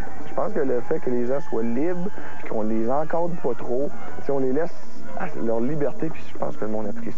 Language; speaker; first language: French; native; French